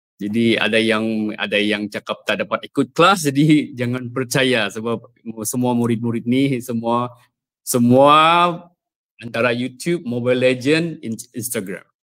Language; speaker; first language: Malay; native; Malay